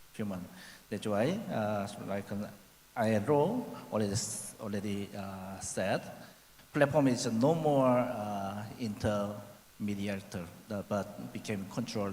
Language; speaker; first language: English; non-native, learner; Korean